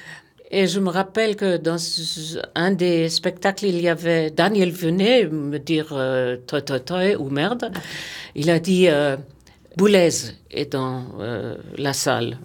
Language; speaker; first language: French; non-native, fluent; German